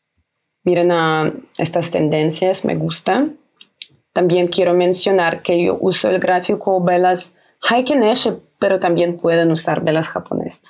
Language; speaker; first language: Spanish; non-native, fluent; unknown